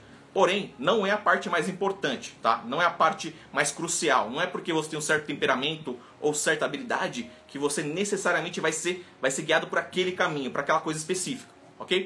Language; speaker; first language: Portuguese; native; Portuguese